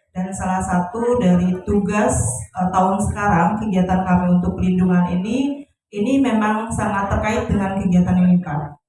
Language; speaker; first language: Indonesian; non-native, local second language; Sundanese